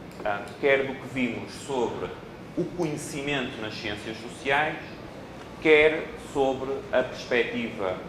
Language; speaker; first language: Portuguese; native; Portuguese